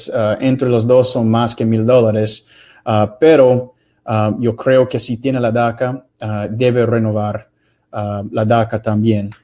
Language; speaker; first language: Spanish; non-native, fluent; English